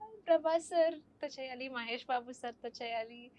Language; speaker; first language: Telugu; non-native, learner; Kannada